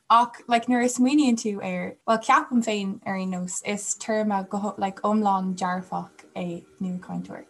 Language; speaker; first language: Irish; non-native, local second language; English